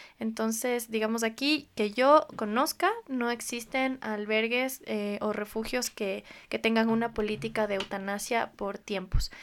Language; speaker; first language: Spanish; native; Spanish